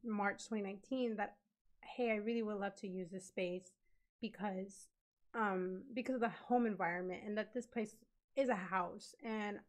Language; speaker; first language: English; native; English